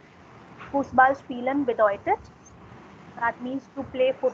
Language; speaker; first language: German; non-native, fluent; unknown